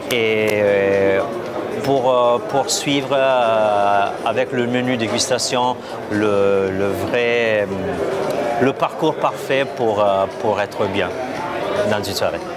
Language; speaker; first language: French; non-native, fluent; Italian